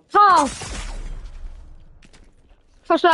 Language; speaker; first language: Icelandic; early bilingual, heritage; Icelandic